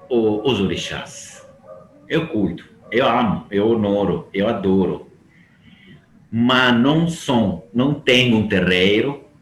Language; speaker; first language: Portuguese; non-native, fluent; Italian